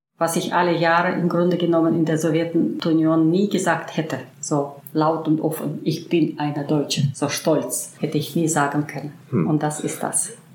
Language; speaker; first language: German; early bilingual, heritage; German